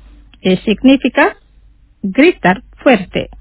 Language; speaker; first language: Spanish; non-native, fluent; Indonesian